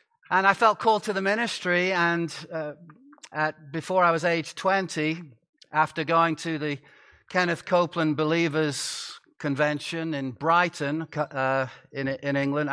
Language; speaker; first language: English; native; English